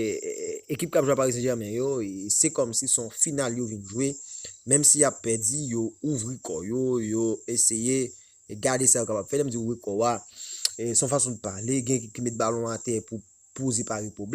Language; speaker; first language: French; non-native, local second language; Haitian Creole